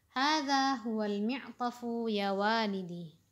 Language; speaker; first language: Arabic; non-native, fluent; Indonesian